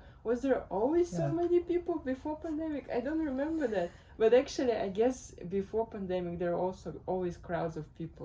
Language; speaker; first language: English; non-native, fluent; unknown